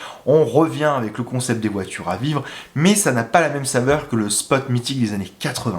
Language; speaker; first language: French; native; French